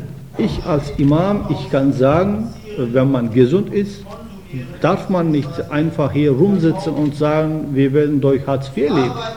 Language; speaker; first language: German; non-native, fluent; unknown